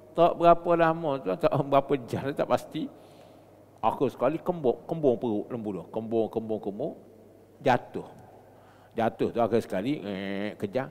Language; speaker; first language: Malay; native; Malay